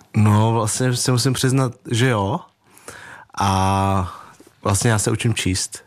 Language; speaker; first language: Czech; early bilingual, other home language; Vietnamese